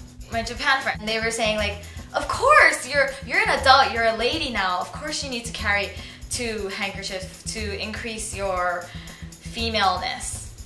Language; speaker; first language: English; early bilingual, other home language; Japanese